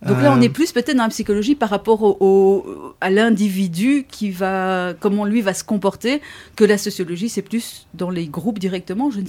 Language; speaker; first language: French; native; French